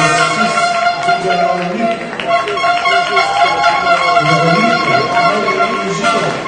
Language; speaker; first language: French; native; French